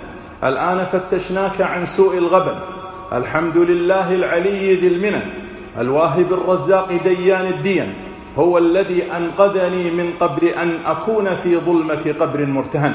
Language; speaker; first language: Arabic; native; Arabic